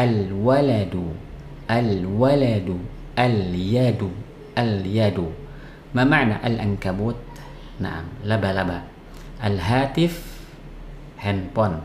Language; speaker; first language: Arabic; non-native, fluent; Indonesian